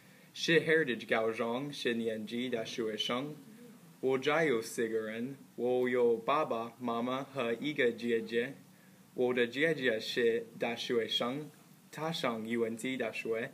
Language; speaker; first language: Chinese; non-native, learner; English